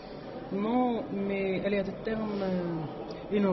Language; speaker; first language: French; non-native, learner; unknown